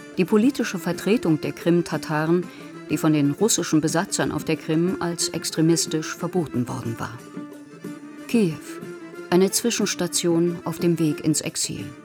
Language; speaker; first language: German; native; German